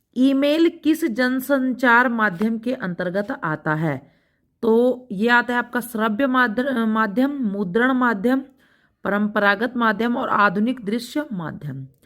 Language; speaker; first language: Hindi; native; Hindi